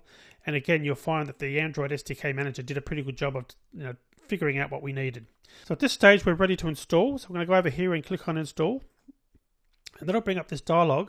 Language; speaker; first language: English; native; English